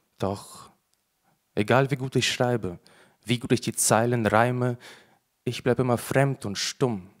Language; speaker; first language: German; early bilingual, other home language; Russian